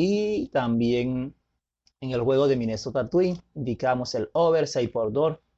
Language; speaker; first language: Spanish; native; Spanish